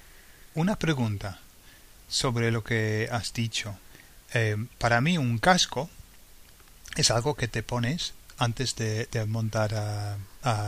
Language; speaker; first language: Spanish; non-native, fluent; English